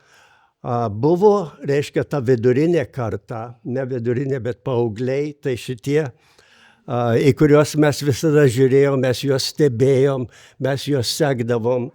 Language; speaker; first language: Lithuanian; native; Lithuanian